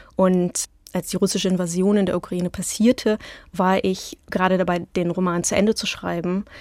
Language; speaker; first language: German; early bilingual, other home language; Russian